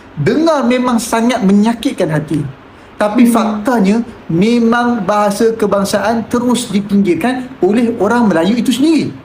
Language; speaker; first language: Malay; native; Malay